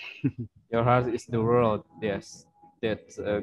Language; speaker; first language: English; non-native, learner; Indonesian